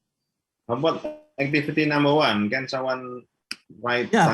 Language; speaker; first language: English; non-native, learner; Malay